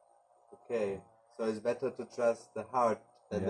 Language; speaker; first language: English; non-native, fluent; German